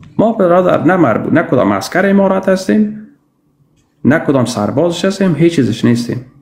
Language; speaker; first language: Persian; native; Persian